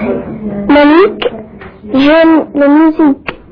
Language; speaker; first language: French; non-native, learner; English